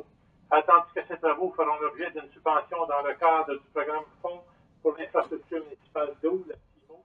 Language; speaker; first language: French; native; French